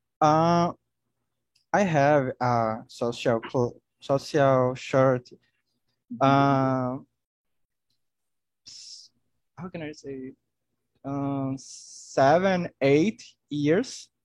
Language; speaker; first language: English; non-native, learner; Portuguese